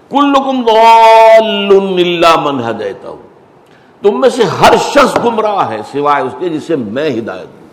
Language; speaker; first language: Urdu; native; Urdu